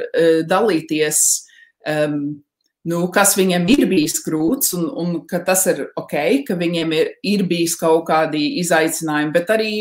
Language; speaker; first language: Latvian; early bilingual, heritage; Latvian